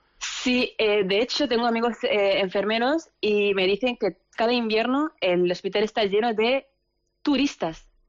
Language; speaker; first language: Spanish; early bilingual, other home language; Arabic